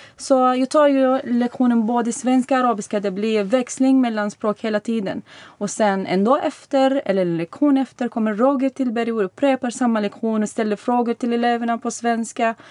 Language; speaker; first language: Swedish; non-native, fluent; Arabic